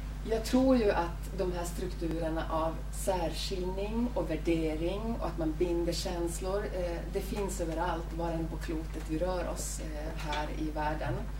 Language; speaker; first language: Swedish; native; Swedish